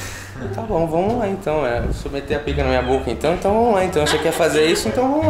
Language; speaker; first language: Portuguese; native; Portuguese